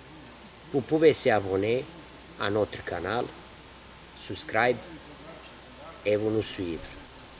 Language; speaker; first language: French; non-native, learner; Serbian